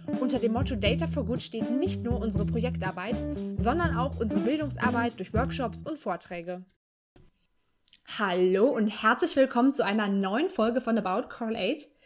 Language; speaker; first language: German; native; German